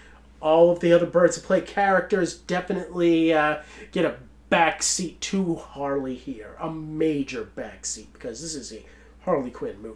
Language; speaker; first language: English; native; English